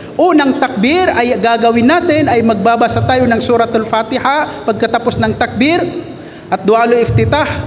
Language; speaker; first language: Filipino; non-native, local second language; Maguindanaon